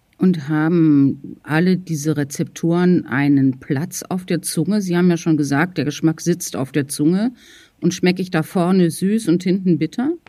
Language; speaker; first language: German; native; German